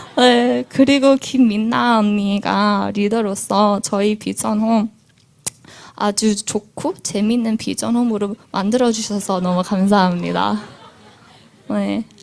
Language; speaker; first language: Korean; early bilingual, heritage; Korean